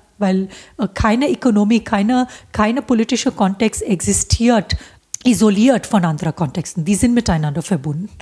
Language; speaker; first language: German; non-native, fluent; Hindi